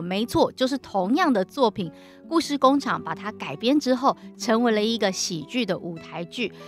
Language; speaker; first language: Chinese; native; Chinese